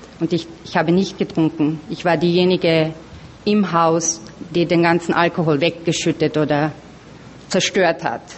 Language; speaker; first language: German; native; German